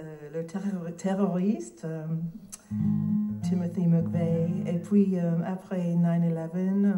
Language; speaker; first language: French; non-native, learner; English